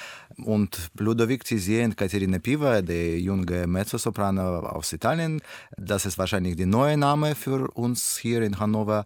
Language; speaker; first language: German; non-native, learner; Russian